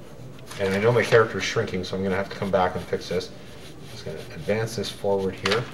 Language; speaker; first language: English; native; English